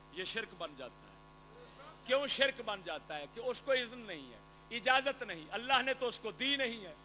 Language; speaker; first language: Urdu; non-native, local second language; Punjabi